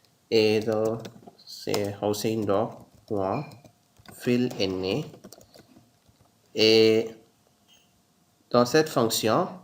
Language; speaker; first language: French; non-native, learner; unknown